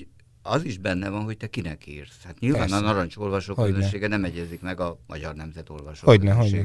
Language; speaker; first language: Hungarian; native; Hungarian